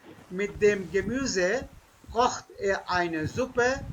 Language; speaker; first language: German; non-native, fluent; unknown